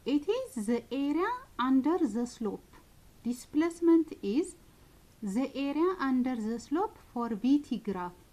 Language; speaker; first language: English; non-native, local second language; Amharic